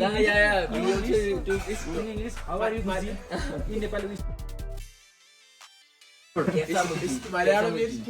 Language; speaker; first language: English; non-native, local second language; Malayalam